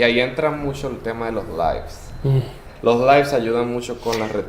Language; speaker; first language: Spanish; native; Spanish